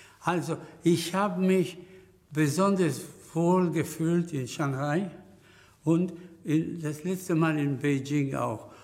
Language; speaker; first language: German; non-native, fluent; Spanish